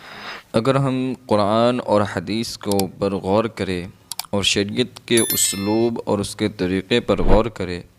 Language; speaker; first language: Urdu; non-native, local second language; Gujarati